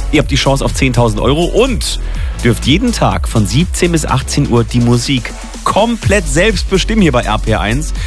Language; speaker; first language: German; native; German